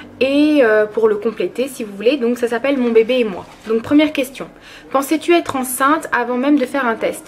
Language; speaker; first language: French; early bilingual, other home language; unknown